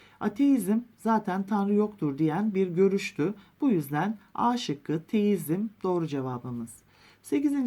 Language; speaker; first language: Turkish; native; Turkish